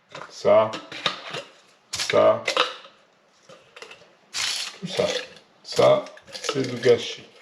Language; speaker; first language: French; non-native, learner; Portuguese